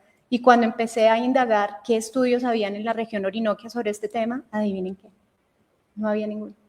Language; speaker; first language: Spanish; native; Spanish